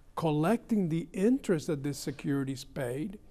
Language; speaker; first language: English; early bilingual, other home language; Spanish